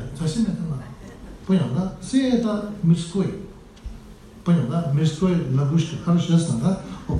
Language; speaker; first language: Russian; non-native, learner; Tibetan